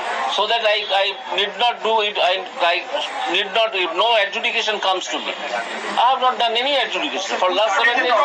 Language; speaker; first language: English; non-native, local second language; Bangla